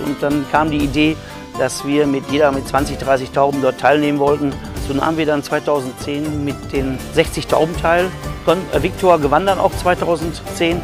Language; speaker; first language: German; native; German